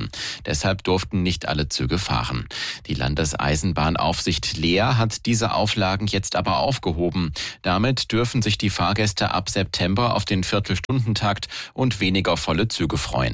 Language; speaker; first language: German; native; German